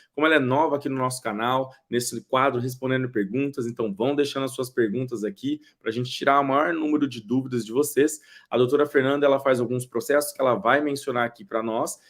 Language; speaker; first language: Portuguese; native; Portuguese